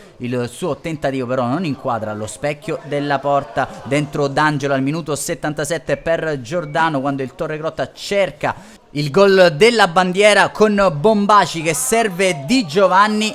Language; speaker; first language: Italian; native; Italian